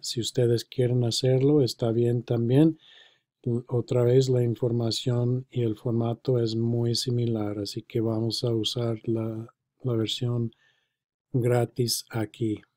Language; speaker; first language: Spanish; non-native, fluent; English